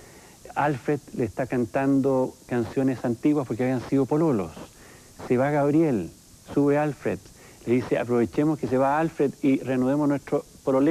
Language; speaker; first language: Spanish; native; Spanish